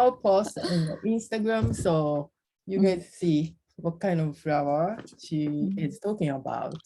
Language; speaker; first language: English; non-native, learner; Japanese